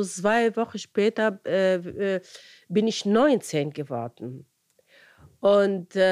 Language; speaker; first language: German; non-native, fluent; Arabic